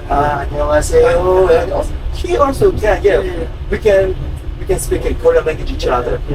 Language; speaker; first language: English; non-native, learner; Korean